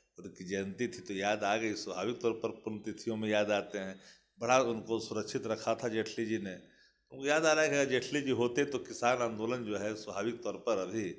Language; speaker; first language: Hindi; native; Hindi